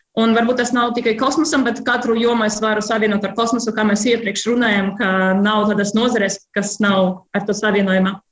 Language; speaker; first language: Latvian; non-native, local second language; Russian